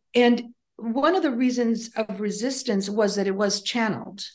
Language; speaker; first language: English; early bilingual, other home language; Greek